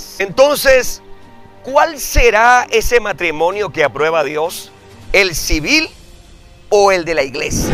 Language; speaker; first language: Spanish; native; Spanish